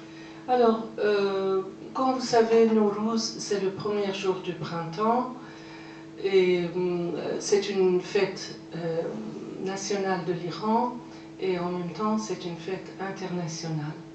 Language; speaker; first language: French; non-native, fluent; Persian